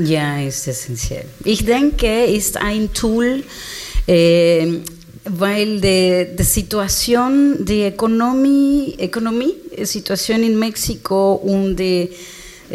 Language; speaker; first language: German; non-native, learner; Spanish